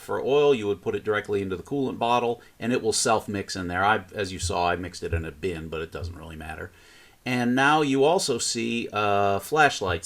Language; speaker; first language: English; native; English